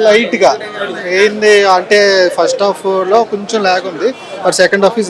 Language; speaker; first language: Telugu; native; Telugu